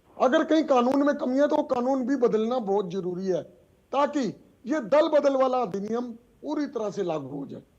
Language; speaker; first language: Hindi; native; Hindi